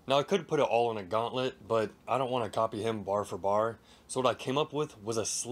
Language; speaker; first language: English; native; English